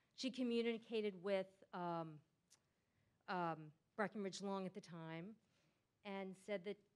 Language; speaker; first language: English; native; English